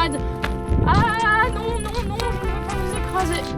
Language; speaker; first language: French; native; French